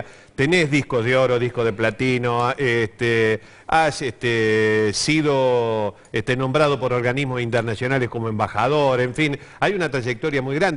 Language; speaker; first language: Spanish; native; Spanish